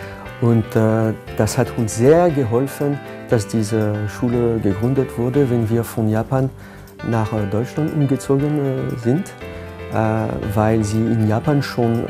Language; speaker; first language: German; non-native, fluent; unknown